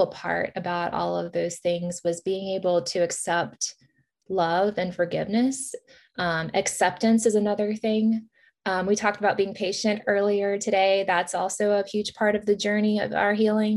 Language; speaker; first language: English; native; English